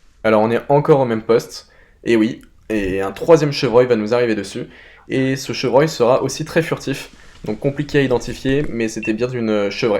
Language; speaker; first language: French; native; French